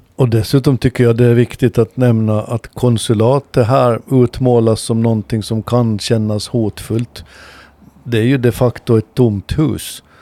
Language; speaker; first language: Swedish; native; Swedish